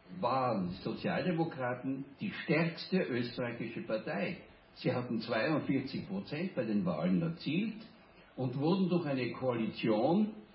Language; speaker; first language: German; native; German